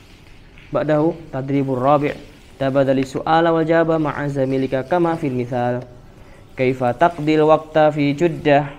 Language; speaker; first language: Arabic; non-native, fluent; Indonesian